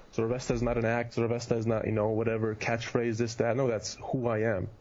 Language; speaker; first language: English; early bilingual, heritage; German